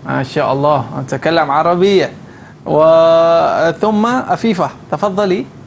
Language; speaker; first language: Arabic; non-native, fluent; Malay